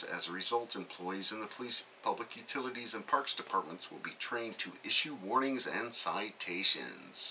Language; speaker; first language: English; native; English